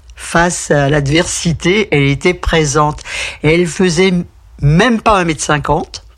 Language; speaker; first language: French; native; French